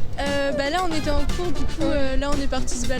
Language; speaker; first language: French; native; French